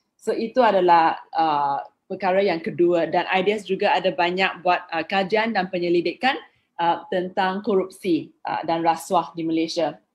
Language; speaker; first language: Malay; non-native, local second language; English